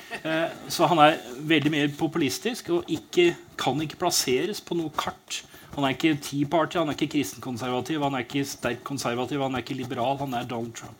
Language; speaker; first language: Norwegian; native; Norwegian